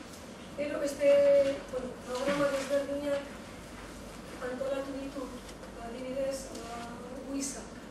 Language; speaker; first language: Basque; non-native, local second language; Spanish